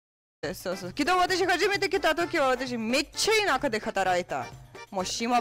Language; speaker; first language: Japanese; non-native, learner; Russian